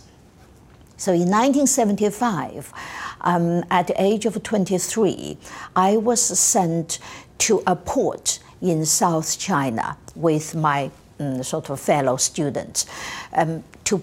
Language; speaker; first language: English; non-native, fluent; Chinese